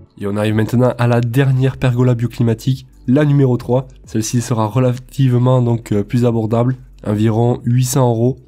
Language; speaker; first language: French; native; French